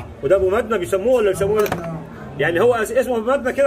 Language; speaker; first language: Arabic; native; Arabic